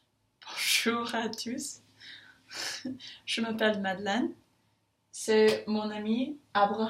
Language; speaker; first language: French; non-native, learner; English